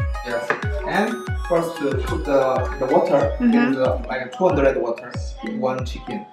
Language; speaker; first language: English; non-native, learner; Korean